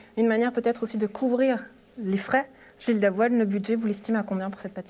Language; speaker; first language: French; native; French